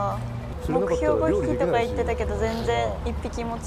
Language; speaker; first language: Japanese; native; Japanese